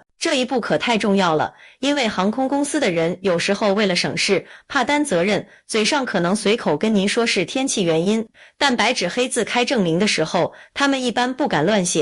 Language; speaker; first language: Chinese; native; Chinese